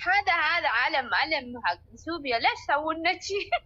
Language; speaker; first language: Arabic; non-native, learner; Oromo